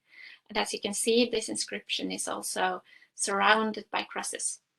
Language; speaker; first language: English; non-native, fluent; Norwegian